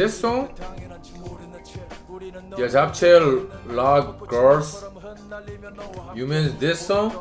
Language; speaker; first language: English; non-native, learner; Korean